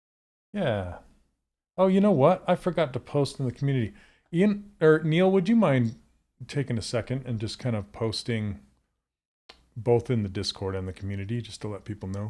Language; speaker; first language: English; native; English